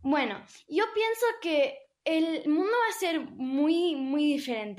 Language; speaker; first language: Spanish; early bilingual, heritage; English